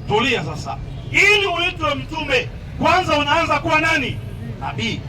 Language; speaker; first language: Swahili; non-native, local second language; Somali